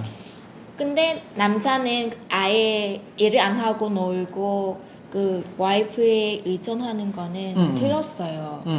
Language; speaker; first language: Korean; non-native, fluent; Vietnamese